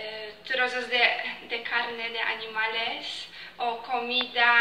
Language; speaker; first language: Spanish; non-native, fluent; Polish